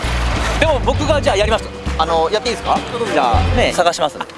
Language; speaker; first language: Japanese; native; Japanese